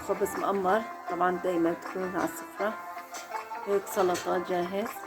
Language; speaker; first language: Arabic; native; Arabic